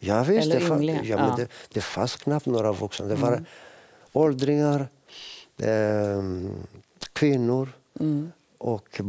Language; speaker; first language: Swedish; non-native, fluent; Greek